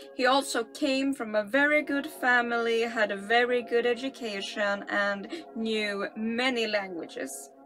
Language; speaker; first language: English; non-native, fluent; Swedish